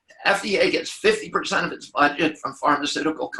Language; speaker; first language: English; native; English